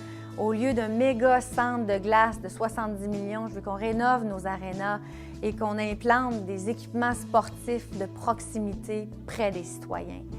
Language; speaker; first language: French; native; French